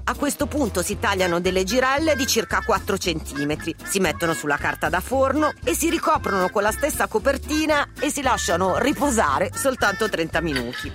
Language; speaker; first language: Italian; native; Italian